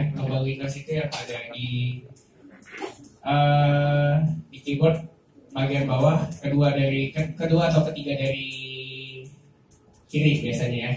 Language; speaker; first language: Indonesian; native; Indonesian